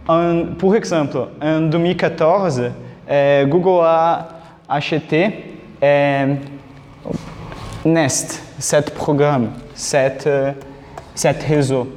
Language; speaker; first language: French; non-native, learner; Portuguese